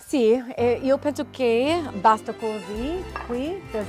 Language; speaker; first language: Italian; non-native, learner; English